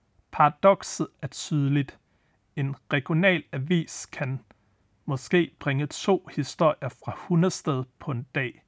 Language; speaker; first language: Danish; native; Danish